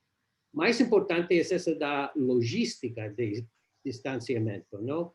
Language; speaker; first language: Portuguese; non-native, learner; English